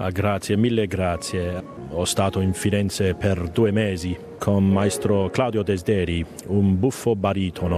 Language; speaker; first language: Italian; non-native, learner; English